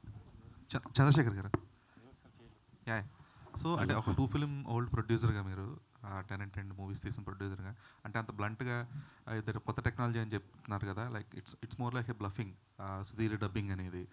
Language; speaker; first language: Telugu; native; Telugu